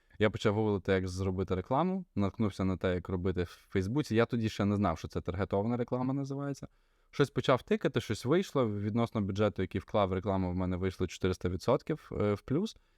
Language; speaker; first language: Ukrainian; non-native, local second language; Russian